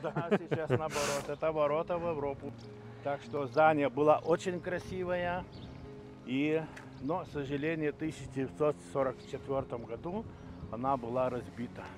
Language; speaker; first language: Russian; non-native, local second language; Lithuanian